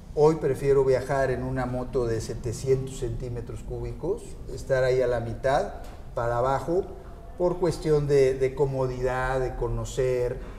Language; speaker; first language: Spanish; native; Spanish